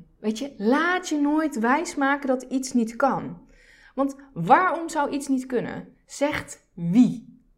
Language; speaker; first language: Dutch; early bilingual, other home language; Turkish